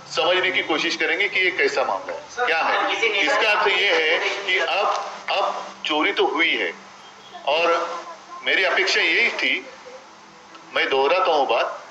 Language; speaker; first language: Hindi; non-native, local second language; Marathi